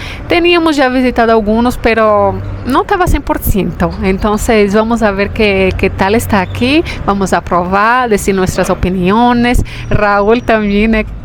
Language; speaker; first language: Spanish; non-native, fluent; Portuguese